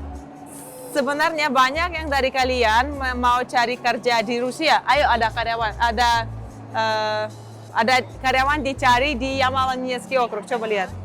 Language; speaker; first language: Indonesian; non-native, fluent; Russian